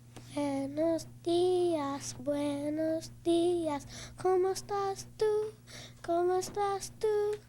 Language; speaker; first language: Spanish; non-native, learner; English